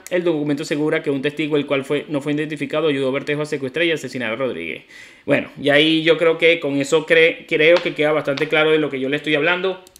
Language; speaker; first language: Spanish; native; Spanish